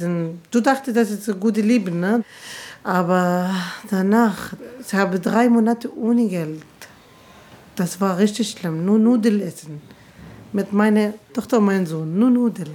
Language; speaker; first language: German; non-native, learner; Arabic